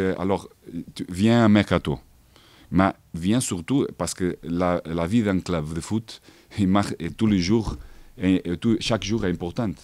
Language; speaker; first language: French; non-native, learner; Portuguese